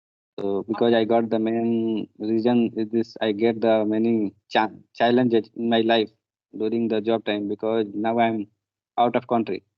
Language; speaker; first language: English; non-native, learner; Hindi